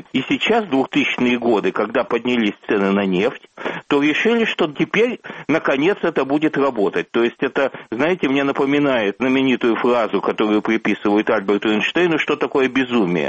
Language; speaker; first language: Russian; native; Russian